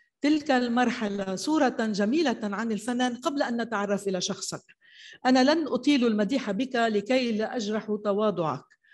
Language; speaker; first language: Arabic; native; Arabic